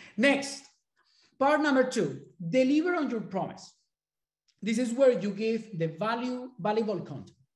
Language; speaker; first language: English; non-native, fluent; Spanish